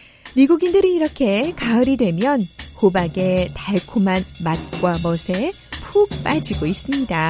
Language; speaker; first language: Korean; native; Korean